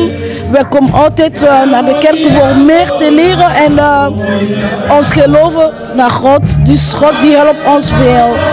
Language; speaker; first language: Dutch; early bilingual, other home language; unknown